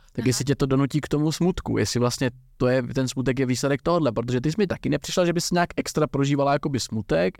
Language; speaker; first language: Czech; native; Czech